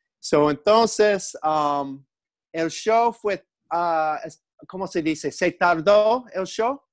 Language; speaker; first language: Spanish; non-native, learner; English